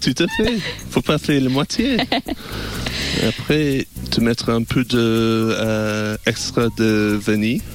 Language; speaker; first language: French; non-native, learner; English